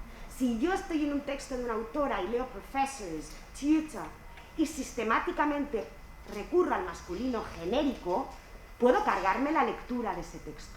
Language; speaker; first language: Spanish; native; Spanish